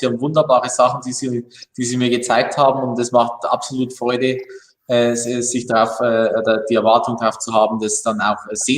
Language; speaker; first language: German; native; German